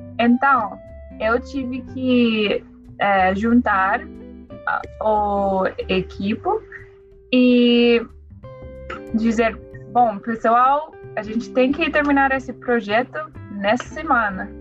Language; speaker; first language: Portuguese; non-native, learner; English